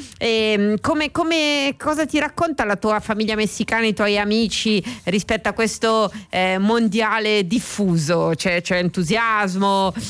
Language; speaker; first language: Italian; native; Italian